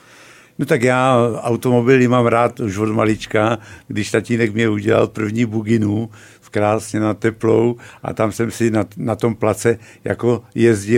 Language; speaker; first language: Czech; native; Czech